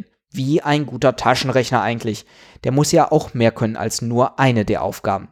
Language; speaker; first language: German; native; German